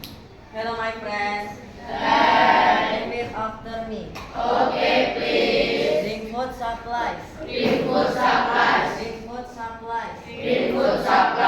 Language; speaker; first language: English; non-native, learner; Indonesian